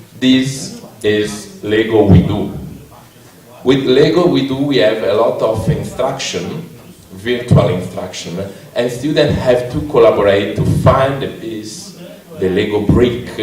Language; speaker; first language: English; non-native, learner; Italian